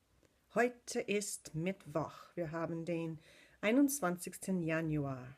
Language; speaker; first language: German; non-native, fluent; English